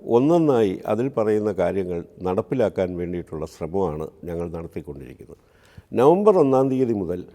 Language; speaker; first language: Malayalam; native; Malayalam